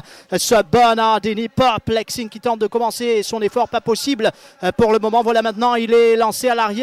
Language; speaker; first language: French; non-native, local second language; Morisyen